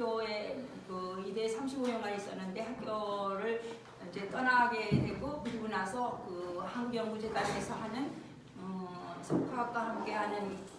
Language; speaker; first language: Korean; native; Korean